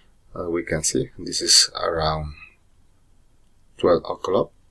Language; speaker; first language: English; non-native, learner; Spanish